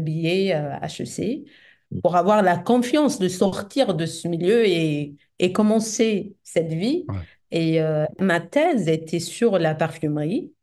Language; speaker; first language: French; non-native, fluent; Arabic